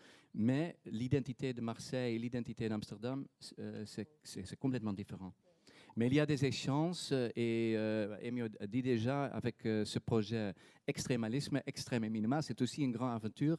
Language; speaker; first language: French; non-native, fluent; Dutch